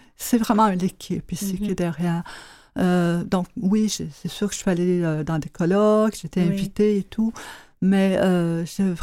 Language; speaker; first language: French; native; French